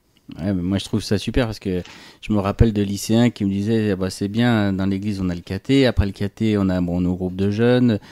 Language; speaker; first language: French; native; French